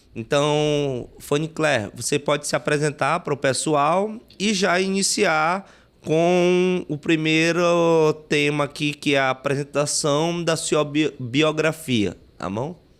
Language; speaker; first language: Portuguese; native; Portuguese